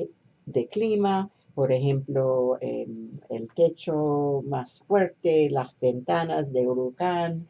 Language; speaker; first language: Spanish; non-native, fluent; English